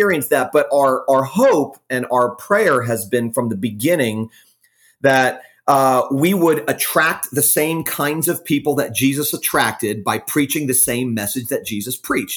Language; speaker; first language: English; native; English